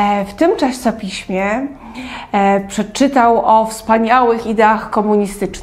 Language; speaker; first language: Polish; native; Polish